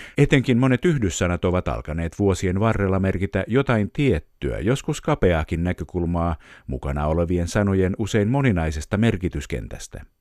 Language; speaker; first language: Finnish; native; Finnish